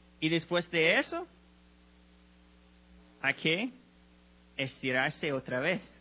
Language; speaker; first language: Spanish; non-native, learner; English